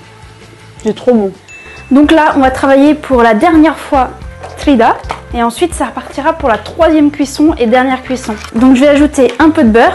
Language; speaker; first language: French; native; French